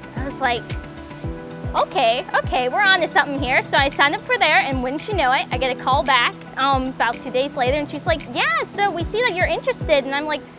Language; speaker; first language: English; native; English